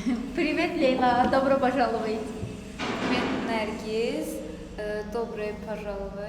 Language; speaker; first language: Russian; non-native, learner; Azerbaijani